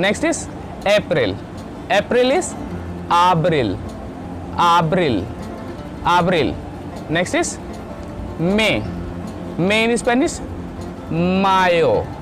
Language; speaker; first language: English; non-native, local second language; Hindi